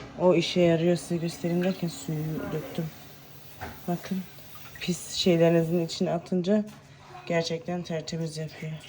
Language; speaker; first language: Turkish; early bilingual, heritage; Turkish